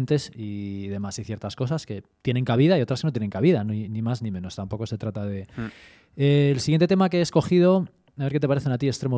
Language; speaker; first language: Spanish; native; Spanish